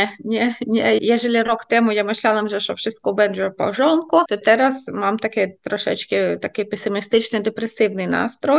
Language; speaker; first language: Polish; non-native, fluent; Ukrainian